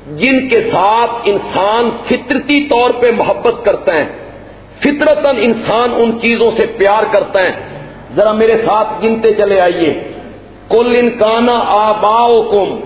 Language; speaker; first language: Urdu; non-native, local second language; Punjabi